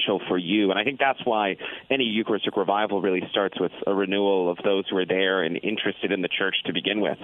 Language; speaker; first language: English; native; English